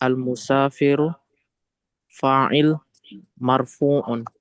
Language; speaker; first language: Arabic; non-native, learner; Indonesian